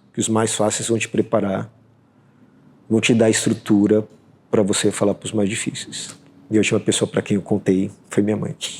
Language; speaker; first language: Portuguese; native; Portuguese